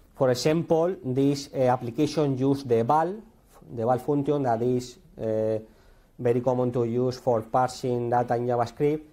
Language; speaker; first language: English; non-native, learner; Spanish